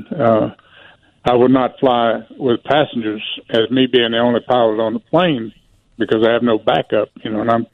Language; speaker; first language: English; native; English